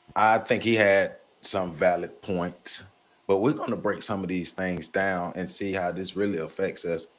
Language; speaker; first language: English; native; English